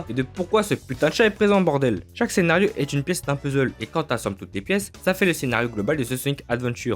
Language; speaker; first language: French; native; French